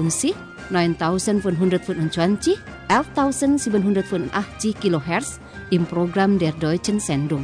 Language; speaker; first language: German; non-native, fluent; Indonesian